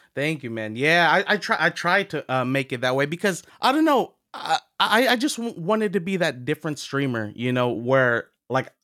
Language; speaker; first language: English; native; English